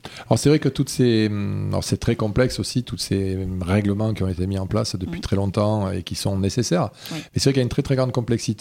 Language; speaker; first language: French; native; French